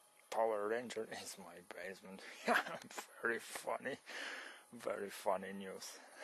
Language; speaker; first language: English; non-native, learner; Polish